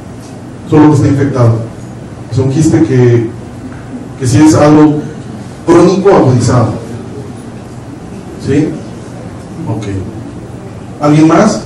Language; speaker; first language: Spanish; native; Spanish